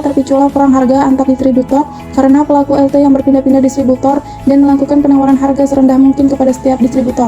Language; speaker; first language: Indonesian; native; Indonesian